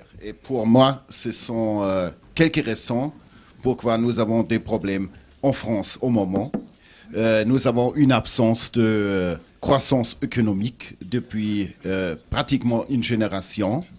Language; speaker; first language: French; non-native, learner; German